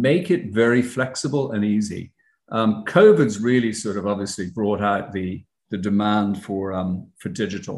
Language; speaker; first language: English; native; English